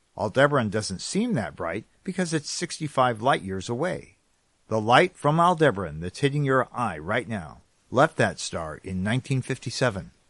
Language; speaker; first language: English; native; English